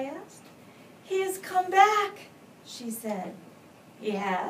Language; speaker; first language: English; native; English